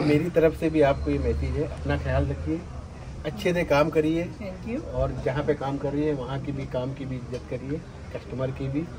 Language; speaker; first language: Hindi; native; Hindi